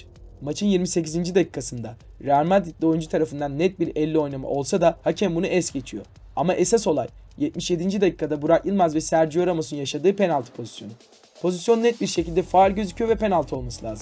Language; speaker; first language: Turkish; native; Turkish